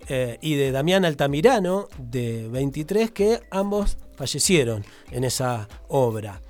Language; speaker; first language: Spanish; native; Spanish